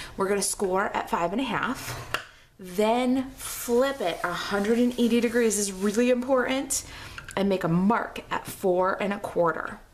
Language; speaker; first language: English; native; English